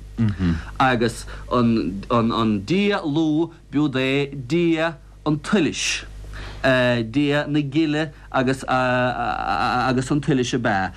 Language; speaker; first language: Irish; native; Irish